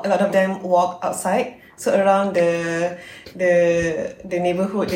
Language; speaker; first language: English; non-native, local second language; Malay